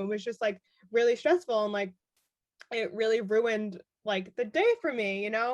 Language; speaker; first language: English; native; English